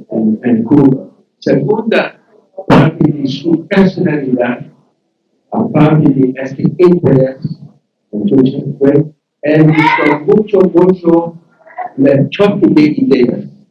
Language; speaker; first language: Spanish; non-native, learner; English